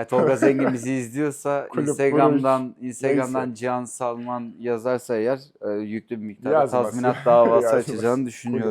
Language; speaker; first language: Turkish; native; Turkish